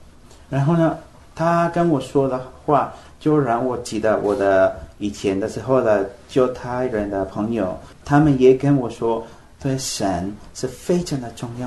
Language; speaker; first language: Chinese; non-native, fluent; Spanish